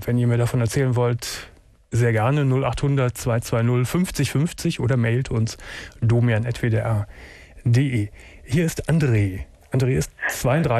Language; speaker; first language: German; native; German